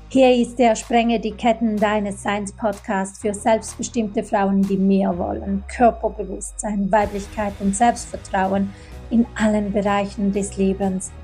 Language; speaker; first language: German; non-native, fluent; Italian